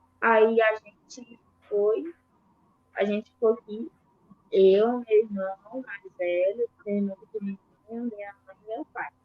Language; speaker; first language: Portuguese; early bilingual, other home language; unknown